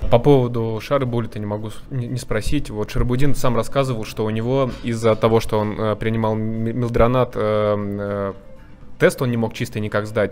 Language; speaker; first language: Russian; native; Russian